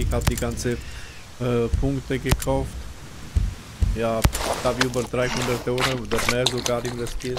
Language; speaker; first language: German; non-native, fluent; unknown